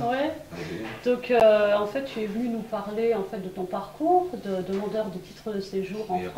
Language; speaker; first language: French; native; French